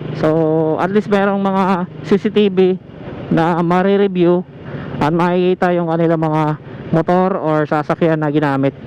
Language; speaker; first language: Filipino; non-native, local second language; Cebuano